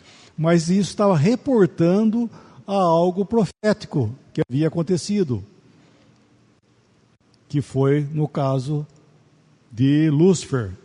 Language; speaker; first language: Portuguese; native; Portuguese